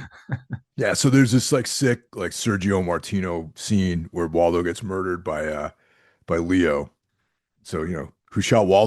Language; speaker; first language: English; native; English